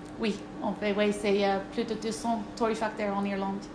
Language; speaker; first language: French; non-native, learner; English